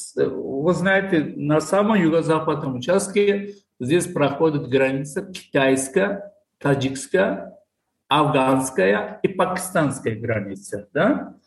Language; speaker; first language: Russian; non-native, local second language; Tajik